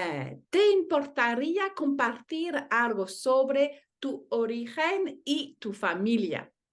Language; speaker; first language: Spanish; non-native, learner; French